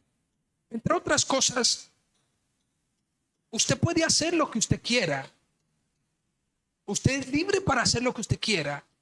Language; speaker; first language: Spanish; native; Spanish